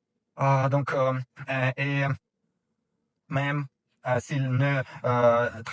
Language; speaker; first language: French; non-native, fluent; Russian